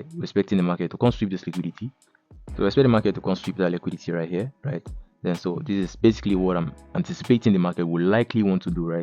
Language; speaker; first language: English; native; English